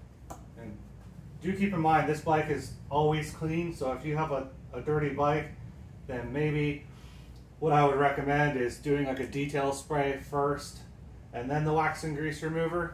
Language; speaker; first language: English; native; English